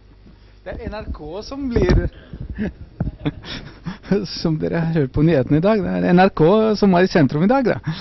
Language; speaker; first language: Norwegian; non-native, fluent; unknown